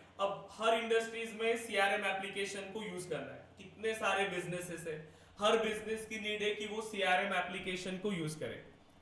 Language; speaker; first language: Hindi; native; Hindi